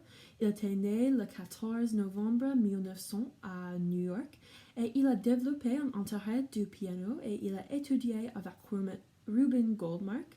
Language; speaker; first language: French; non-native, learner; English